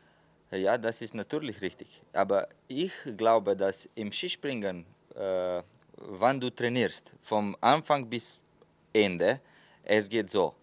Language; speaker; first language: German; non-native, fluent; Slovenian